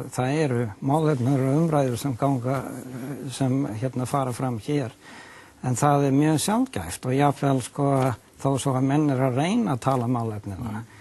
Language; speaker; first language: Icelandic; non-native, fluent; English